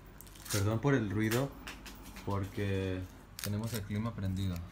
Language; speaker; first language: Spanish; native; Spanish